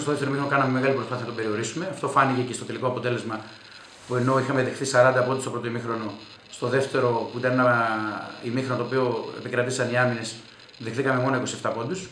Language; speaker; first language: Greek; native; Greek